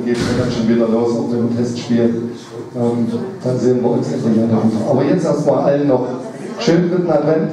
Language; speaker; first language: German; native; German